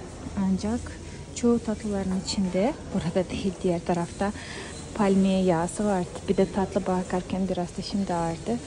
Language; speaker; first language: Turkish; non-native, fluent; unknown